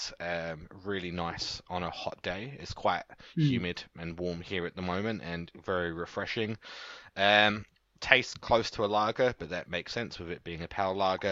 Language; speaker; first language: English; native; English